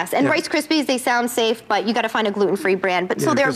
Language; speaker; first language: English; native; English